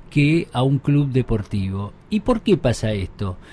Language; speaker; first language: Spanish; native; Spanish